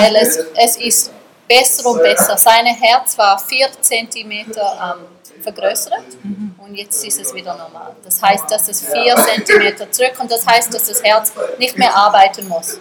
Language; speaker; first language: German; early bilingual, heritage; German